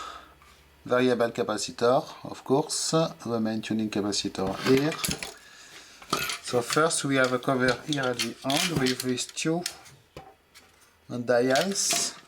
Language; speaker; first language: English; non-native, fluent; French